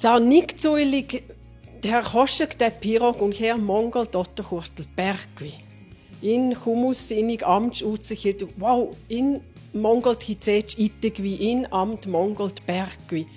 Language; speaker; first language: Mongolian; non-native, learner; German